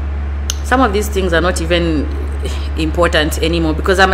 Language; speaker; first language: English; non-native, local second language; Bemba